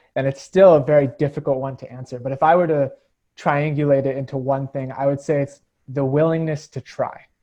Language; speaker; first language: English; native; English